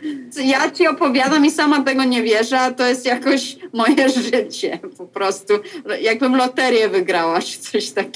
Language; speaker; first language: Polish; early bilingual, heritage; Polish